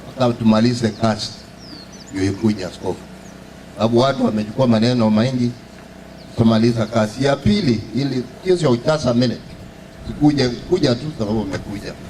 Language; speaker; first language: Swahili; non-native, local second language; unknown